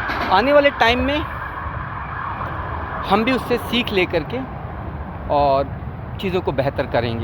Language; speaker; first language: Hindi; native; Hindi